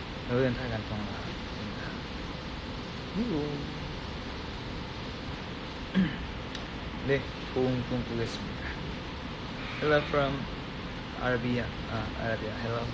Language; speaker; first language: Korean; non-native, fluent; Chinese